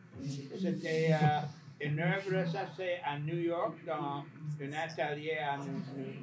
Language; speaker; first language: French; non-native, fluent; English